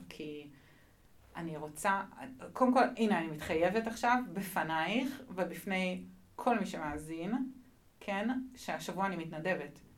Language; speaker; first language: Hebrew; native; Hebrew